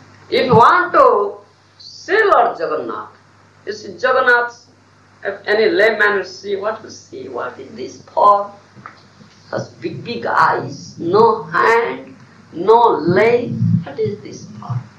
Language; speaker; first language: English; non-native, local second language; Odia